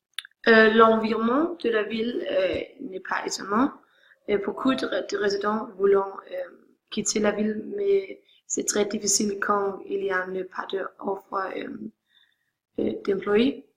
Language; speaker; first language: French; non-native, learner; Swedish